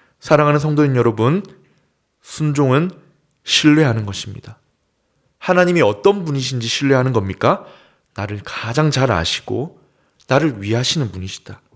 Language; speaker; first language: Korean; native; Korean